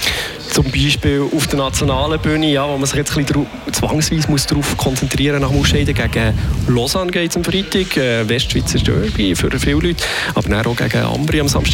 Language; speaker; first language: German; native; German